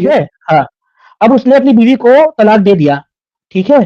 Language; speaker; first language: Hindi; native; Hindi